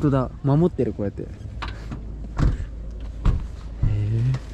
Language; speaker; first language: Japanese; native; Japanese